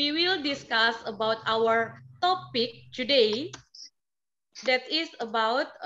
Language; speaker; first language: English; non-native, learner; Indonesian